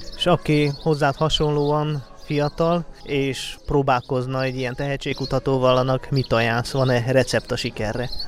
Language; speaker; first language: Hungarian; native; Hungarian